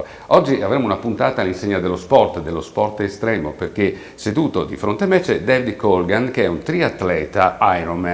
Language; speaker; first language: Italian; native; Italian